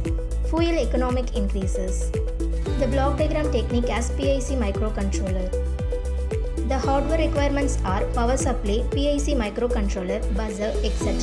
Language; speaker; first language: English; non-native, local second language; Tamil